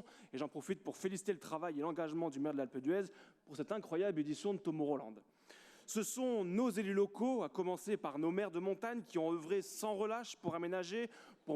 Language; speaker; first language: French; native; French